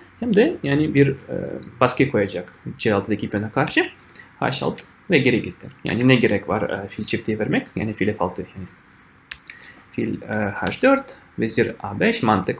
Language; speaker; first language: Turkish; non-native, fluent; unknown